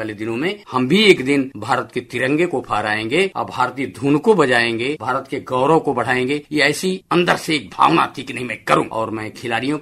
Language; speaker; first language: Hindi; native; Hindi